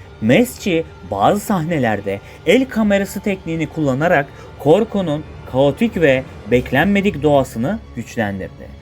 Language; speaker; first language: Turkish; native; Turkish